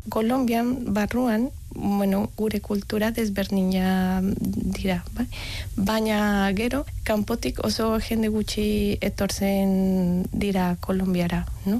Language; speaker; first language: Basque; non-native, learner; Spanish